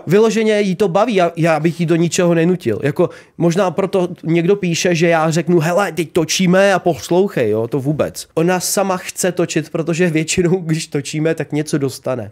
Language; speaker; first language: Czech; early bilingual, other home language; Ukrainian